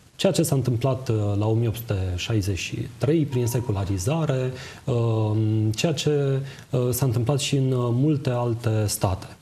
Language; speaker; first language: Romanian; native; Romanian